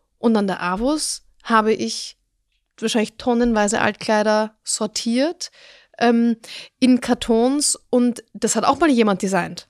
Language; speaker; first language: German; native; German